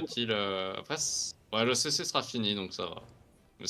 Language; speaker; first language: French; native; French